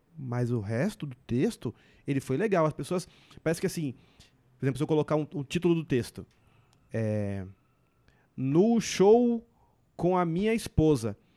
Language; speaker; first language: Portuguese; native; Portuguese